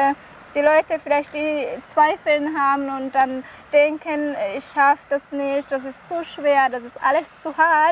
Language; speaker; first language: German; non-native, fluent; Kinyarwanda